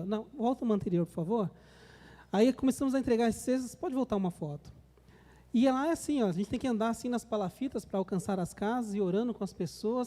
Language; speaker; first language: Portuguese; native; Portuguese